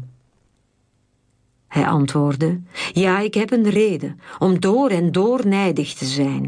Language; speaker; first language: Dutch; native; Dutch